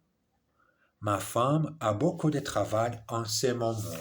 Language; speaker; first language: French; non-native, learner; English